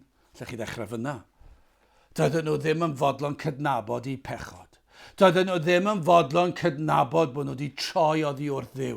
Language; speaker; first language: Welsh; native; Welsh